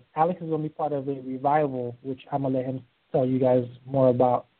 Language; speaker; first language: English; early bilingual, other home language; Haitian Creole